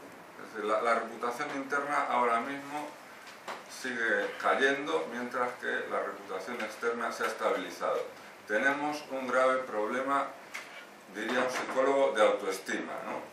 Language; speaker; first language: Spanish; native; Spanish